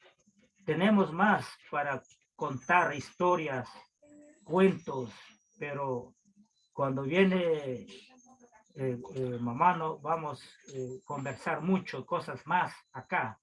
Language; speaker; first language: Spanish; non-native, local second language; Quechua